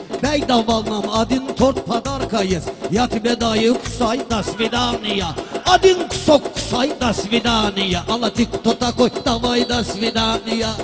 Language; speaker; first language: Russian; non-native, local second language; Talysh